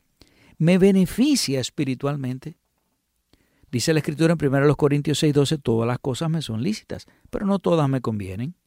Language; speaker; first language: Spanish; native; Spanish